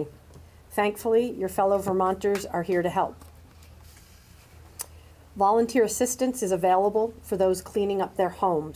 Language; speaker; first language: English; native; English